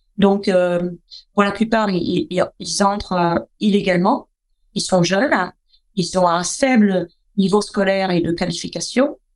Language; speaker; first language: French; native; French